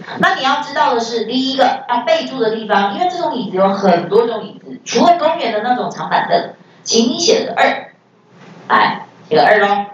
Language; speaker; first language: Chinese; native; Chinese